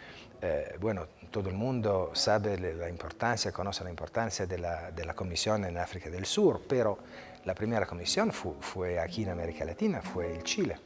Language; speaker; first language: Spanish; non-native, fluent; Italian